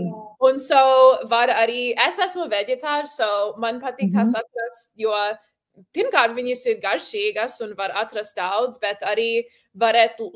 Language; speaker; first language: Latvian; early bilingual, heritage; Latvian